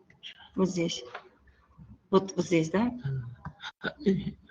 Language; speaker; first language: Russian; native; Russian